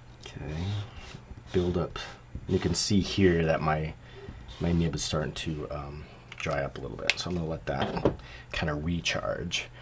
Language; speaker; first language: English; native; English